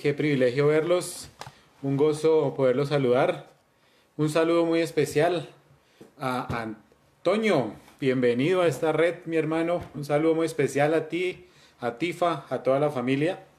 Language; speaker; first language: Spanish; native; Spanish